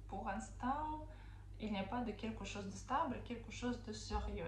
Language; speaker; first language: French; non-native, fluent; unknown